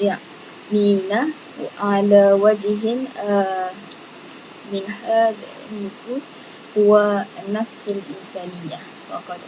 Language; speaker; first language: Arabic; non-native, learner; Malay